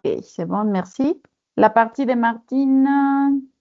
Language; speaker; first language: French; non-native, fluent; Spanish